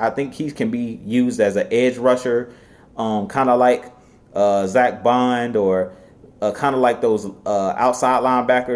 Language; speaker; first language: English; native; English